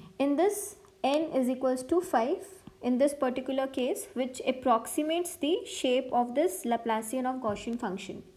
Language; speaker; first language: English; non-native, local second language; Hindi